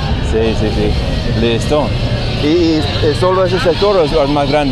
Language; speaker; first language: Spanish; non-native, fluent; English